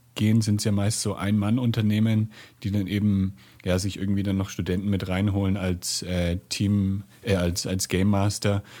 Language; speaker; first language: German; native; German